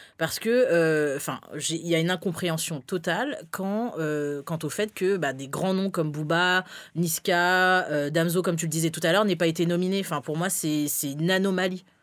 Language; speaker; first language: French; early bilingual, other home language; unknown